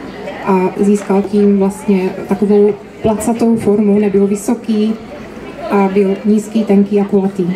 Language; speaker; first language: Czech; native; Czech